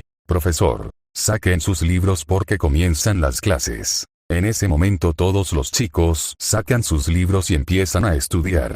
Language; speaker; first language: Spanish; native; Spanish